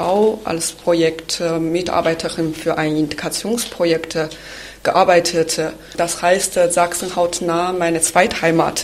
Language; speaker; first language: German; non-native, fluent; Chinese